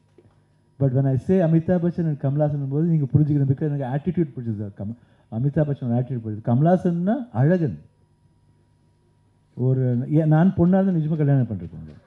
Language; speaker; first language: Tamil; non-native, local second language; Kannada